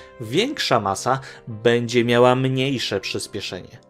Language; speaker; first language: Polish; native; Polish